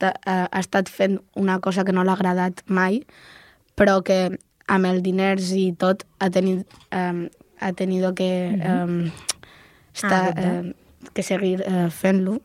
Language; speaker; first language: Catalan; non-native, local second language; Spanish